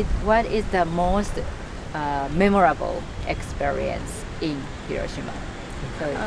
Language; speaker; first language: English; non-native, learner; Japanese